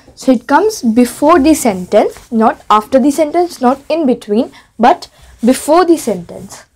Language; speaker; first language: English; non-native, local second language; Hindi